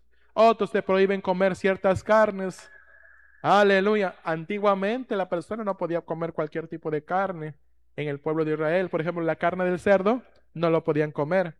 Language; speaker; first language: Spanish; native; Spanish